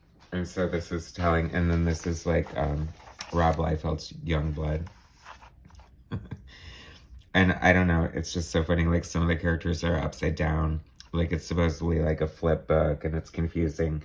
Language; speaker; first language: English; native; English